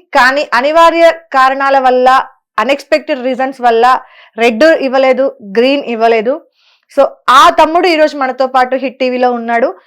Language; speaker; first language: Telugu; native; Telugu